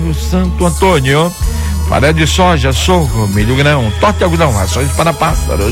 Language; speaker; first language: Portuguese; native; Portuguese